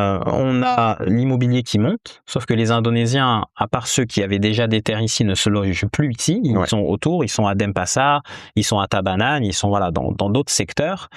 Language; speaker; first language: French; native; French